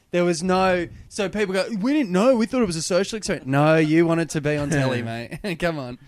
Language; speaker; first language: English; native; English